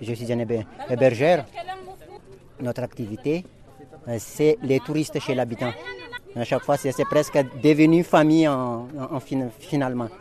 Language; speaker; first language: French; non-native, local second language; Malagasy